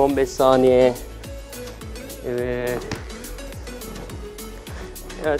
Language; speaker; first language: Turkish; native; Turkish